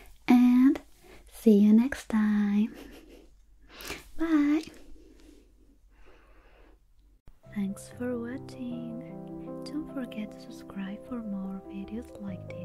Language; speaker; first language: English; non-native, fluent; Spanish